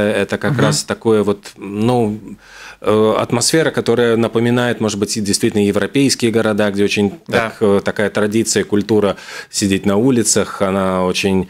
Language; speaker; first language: Russian; native; Russian